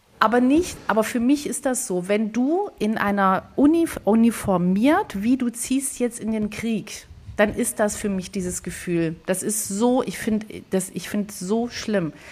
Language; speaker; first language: German; early bilingual, other home language; Greek